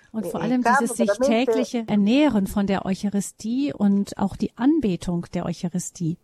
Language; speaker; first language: German; native; German